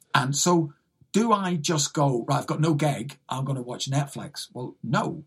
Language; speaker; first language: English; native; English